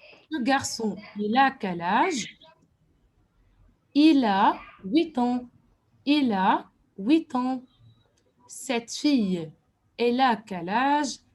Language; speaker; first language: French; non-native, fluent; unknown